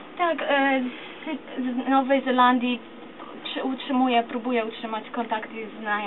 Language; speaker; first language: Polish; early bilingual, other home language; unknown